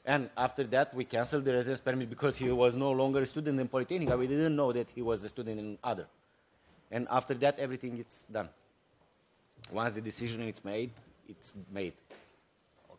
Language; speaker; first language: English; non-native, fluent; Romanian